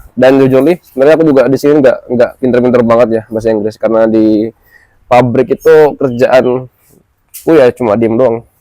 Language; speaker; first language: Indonesian; native; Indonesian